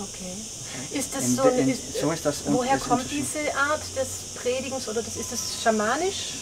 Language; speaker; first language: German; native; German